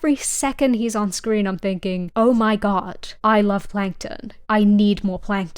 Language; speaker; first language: English; native; English